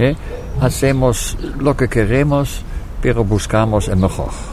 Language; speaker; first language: Spanish; non-native, fluent; Dutch